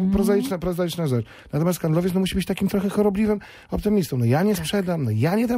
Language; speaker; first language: Polish; native; Polish